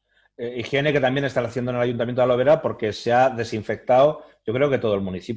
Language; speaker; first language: Spanish; native; Spanish